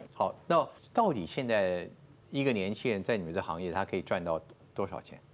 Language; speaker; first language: Chinese; native; Chinese